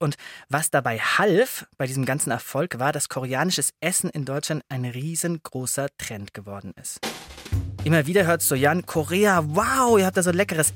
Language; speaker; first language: German; native; German